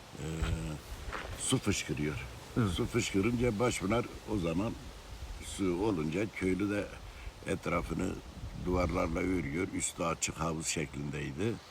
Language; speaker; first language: Turkish; native; Turkish